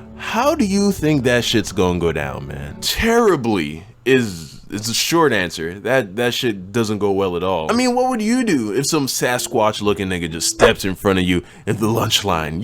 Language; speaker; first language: English; native; English